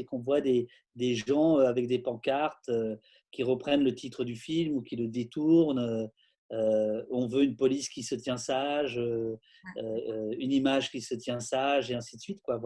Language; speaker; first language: French; native; French